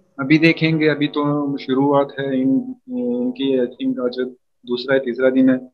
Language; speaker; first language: Hindi; non-native, fluent; Pashto